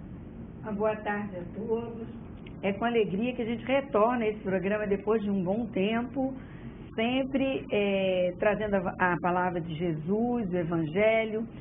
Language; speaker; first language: Portuguese; native; Portuguese